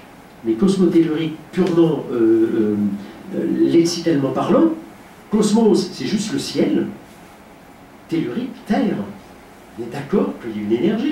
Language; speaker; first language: French; native; French